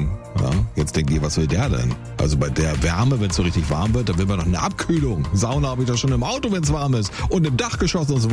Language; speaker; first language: German; native; German